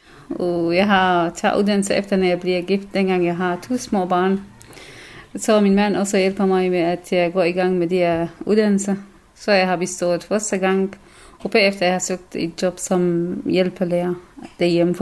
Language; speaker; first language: Danish; non-native, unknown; Kurdish